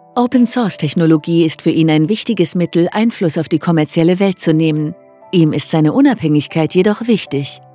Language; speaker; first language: German; native; German